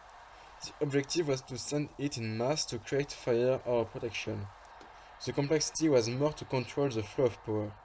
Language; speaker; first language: English; non-native, fluent; French